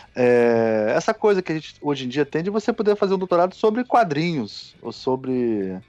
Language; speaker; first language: Portuguese; native; Portuguese